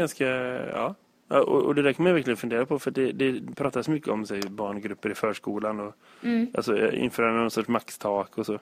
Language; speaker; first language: Swedish; native; Swedish